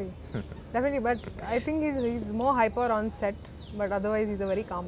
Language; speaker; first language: Telugu; non-native, learner; Hindi